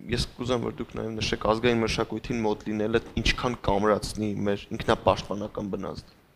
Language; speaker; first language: Armenian; native; Armenian